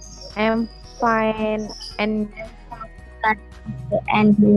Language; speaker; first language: English; non-native, learner; Indonesian